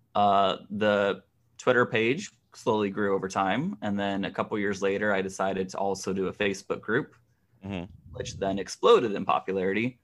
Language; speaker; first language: English; native; English